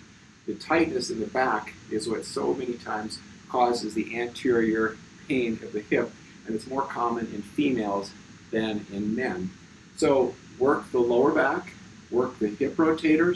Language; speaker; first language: English; native; English